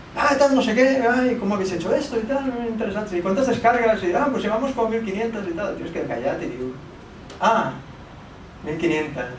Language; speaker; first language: Spanish; non-native, local second language; Catalan